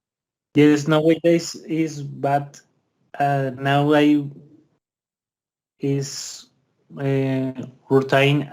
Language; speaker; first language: English; non-native, learner; Spanish